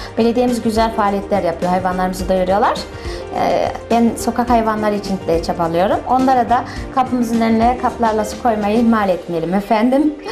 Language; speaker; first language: Turkish; early bilingual, heritage; Turkish